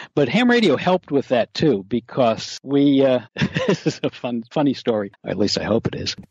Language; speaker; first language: English; native; English